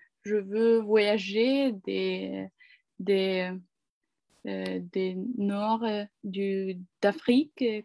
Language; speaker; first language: French; non-native, learner; Ukrainian